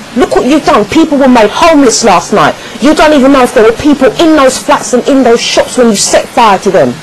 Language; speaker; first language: English; native; English